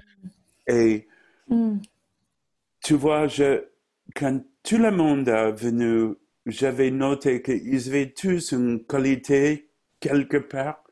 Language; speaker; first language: French; non-native, fluent; English